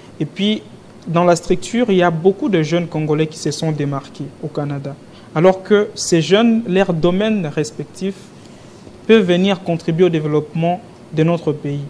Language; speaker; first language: French; non-native, local second language; Lingala